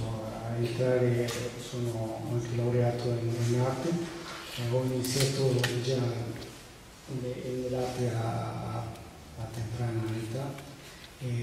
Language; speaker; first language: Italian; non-native, fluent; Spanish